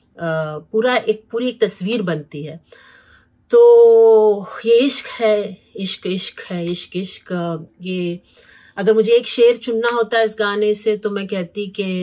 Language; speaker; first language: Hindi; native; Hindi